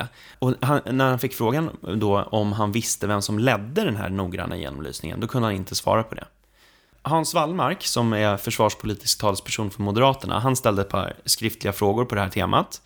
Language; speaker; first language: Swedish; native; Swedish